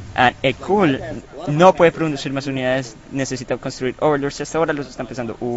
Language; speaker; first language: Spanish; native; Spanish